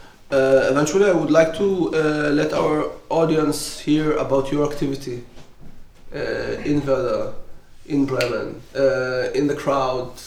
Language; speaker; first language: English; non-native, fluent; Hebrew